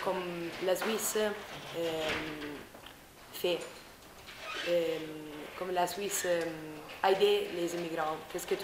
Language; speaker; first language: French; non-native, learner; Spanish